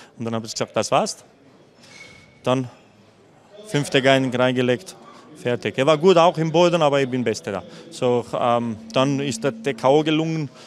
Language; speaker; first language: German; non-native, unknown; Albanian